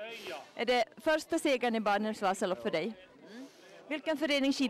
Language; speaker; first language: Swedish; native; Swedish